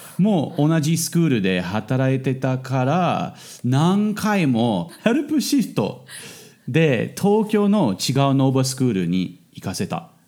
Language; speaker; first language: Japanese; non-native, fluent; English